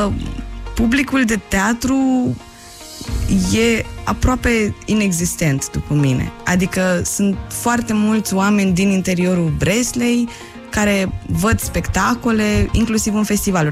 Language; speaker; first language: Romanian; native; Romanian